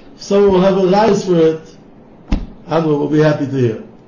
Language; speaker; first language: English; non-native, fluent; Hebrew